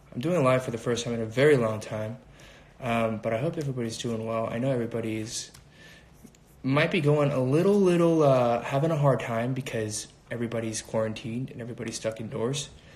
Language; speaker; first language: English; early bilingual, other home language; Korean